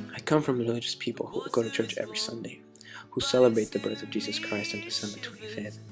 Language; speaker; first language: English; non-native, fluent; Spanish